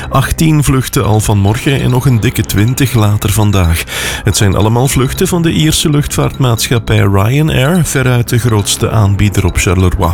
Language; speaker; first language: Dutch; native; Dutch